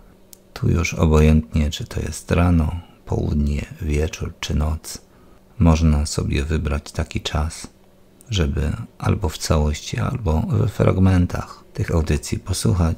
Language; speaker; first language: Polish; native; Polish